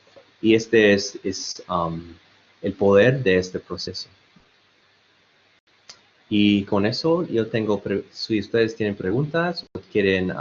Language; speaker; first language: Spanish; non-native, learner; English